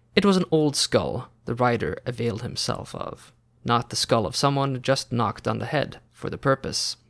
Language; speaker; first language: English; non-native, fluent; Norwegian